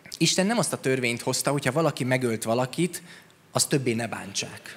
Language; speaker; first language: Hungarian; native; Hungarian